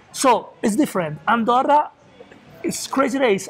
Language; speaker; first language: English; non-native, learner; Italian